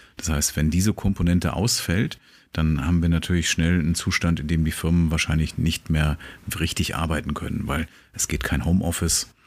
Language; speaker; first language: German; native; German